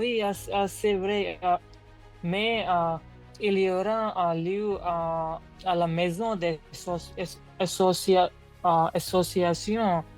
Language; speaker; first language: French; non-native, learner; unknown